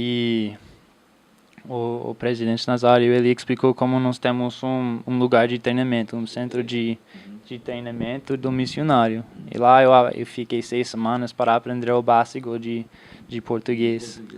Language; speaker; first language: Portuguese; non-native, fluent; English